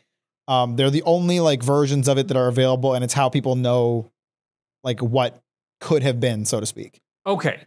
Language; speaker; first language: English; native; English